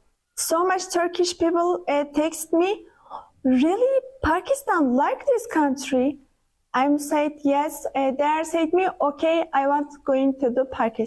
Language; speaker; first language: English; non-native, learner; Turkish